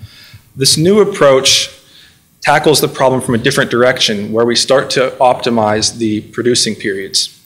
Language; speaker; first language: English; native; English